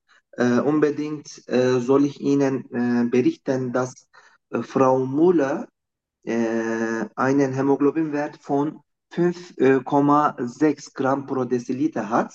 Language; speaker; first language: German; non-native, fluent; Turkish